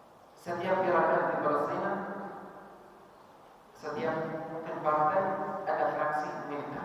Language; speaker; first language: Indonesian; non-native, fluent; Arabic